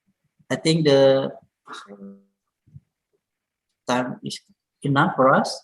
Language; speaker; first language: English; non-native, learner; Indonesian